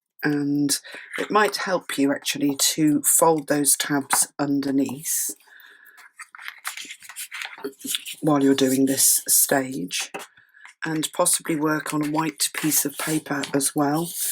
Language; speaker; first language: English; native; English